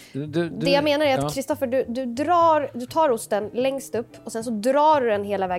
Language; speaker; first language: Swedish; native; Swedish